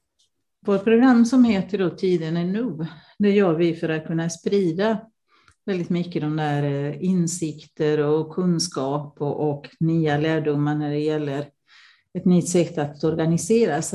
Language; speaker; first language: Swedish; non-native, fluent; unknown